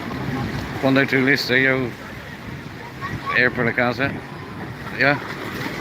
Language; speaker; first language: Spanish; non-native, learner; English